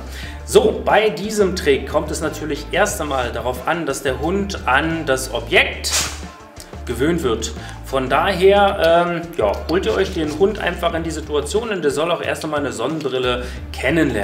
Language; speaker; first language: German; native; German